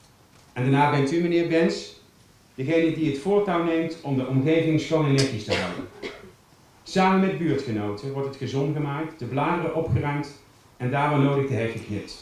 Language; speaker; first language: Dutch; native; Dutch